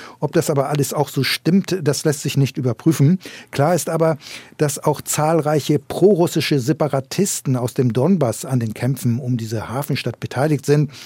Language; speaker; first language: German; native; German